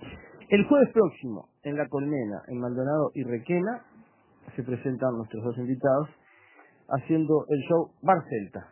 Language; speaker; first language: Spanish; native; Spanish